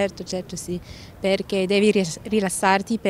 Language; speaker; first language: Italian; non-native, fluent; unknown